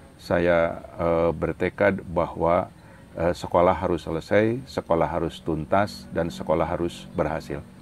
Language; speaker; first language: Indonesian; non-native, local second language; Sundanese